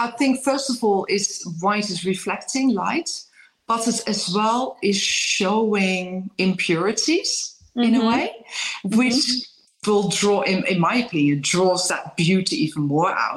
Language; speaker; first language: English; non-native, fluent; Dutch